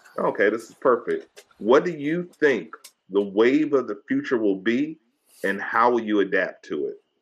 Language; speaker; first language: English; native; English